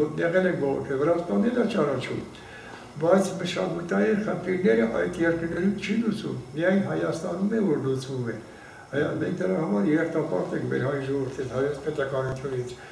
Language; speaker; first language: Armenian; non-native, local second language; Kurdish